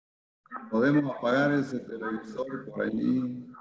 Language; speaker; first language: Spanish; native; Spanish